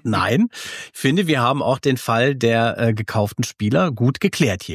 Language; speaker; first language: German; native; German